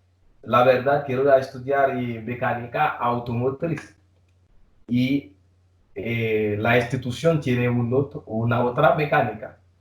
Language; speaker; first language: Spanish; non-native, learner; Haitian Creole